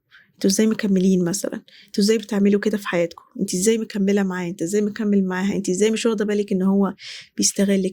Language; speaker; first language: Arabic; native; Arabic